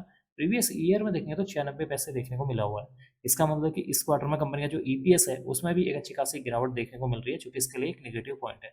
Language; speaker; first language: Hindi; native; Hindi